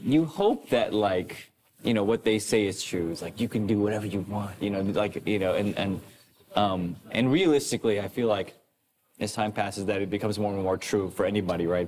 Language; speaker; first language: English; native; English